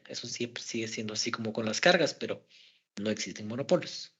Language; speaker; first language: Spanish; native; Spanish